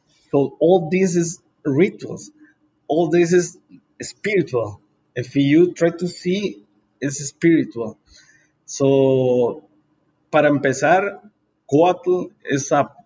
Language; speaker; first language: English; non-native, learner; Spanish